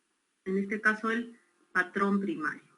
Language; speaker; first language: Spanish; native; Spanish